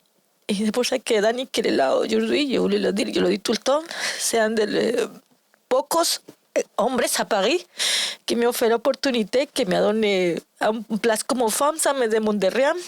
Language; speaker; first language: French; non-native, learner; Spanish